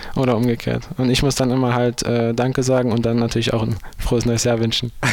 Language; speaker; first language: German; native; German